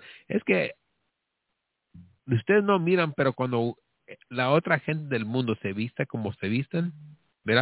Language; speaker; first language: Spanish; early bilingual, heritage; Spanish